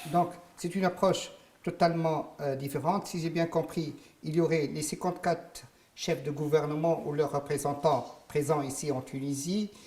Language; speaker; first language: French; non-native, local second language; Arabic